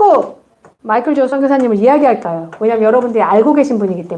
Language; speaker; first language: Korean; native; Korean